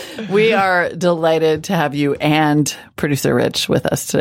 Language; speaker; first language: English; native; English